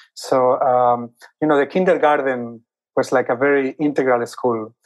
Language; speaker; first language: English; non-native, fluent; Spanish